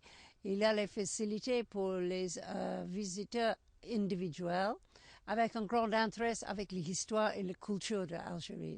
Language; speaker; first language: French; non-native, learner; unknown